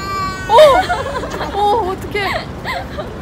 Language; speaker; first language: Korean; native; Korean